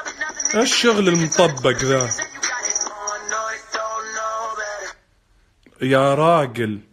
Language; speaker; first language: Arabic; native; Arabic